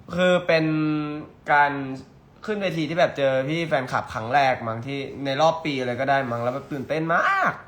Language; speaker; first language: Thai; native; Thai